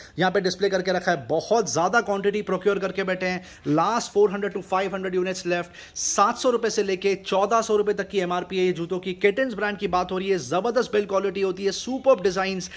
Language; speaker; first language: Hindi; native; Hindi